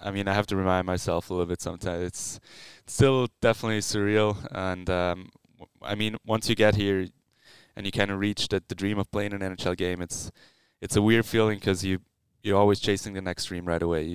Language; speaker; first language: English; non-native, fluent; Swiss German